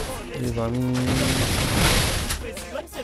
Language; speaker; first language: French; non-native, local second language; Haitian Creole